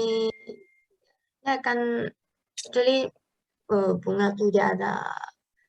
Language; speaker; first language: Malay; native; Malay